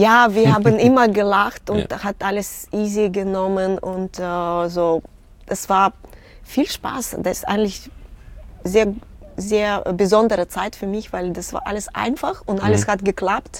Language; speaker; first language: German; non-native, learner; Russian